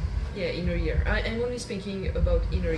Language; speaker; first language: English; non-native, fluent; French